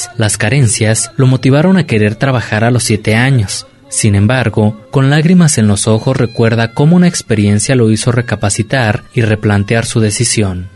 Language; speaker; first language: Spanish; native; Spanish